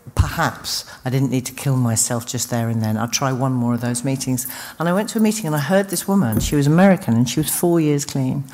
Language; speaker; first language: English; native; English